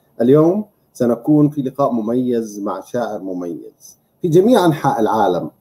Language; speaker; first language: Arabic; native; Arabic